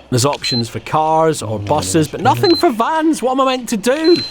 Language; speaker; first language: English; native; English